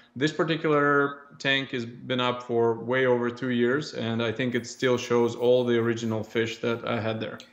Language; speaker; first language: English; non-native, fluent; Russian